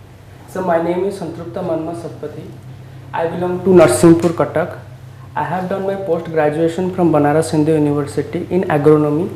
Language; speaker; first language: English; non-native, local second language; Odia